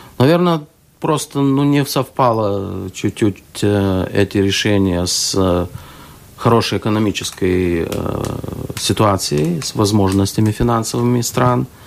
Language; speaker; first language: Russian; non-native, local second language; Lithuanian